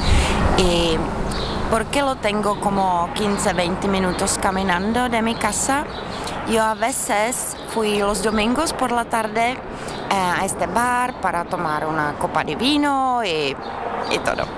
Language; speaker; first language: Spanish; non-native, learner; Czech